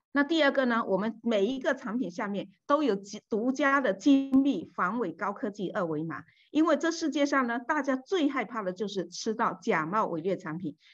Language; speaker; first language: Chinese; native; Chinese